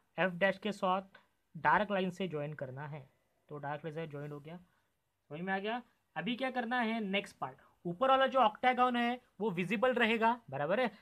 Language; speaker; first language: Hindi; non-native, local second language; Marathi